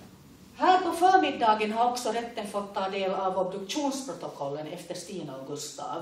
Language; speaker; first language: Swedish; native; Swedish